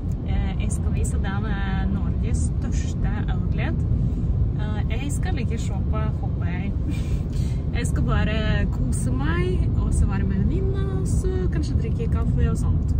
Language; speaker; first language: Norwegian; non-native, fluent; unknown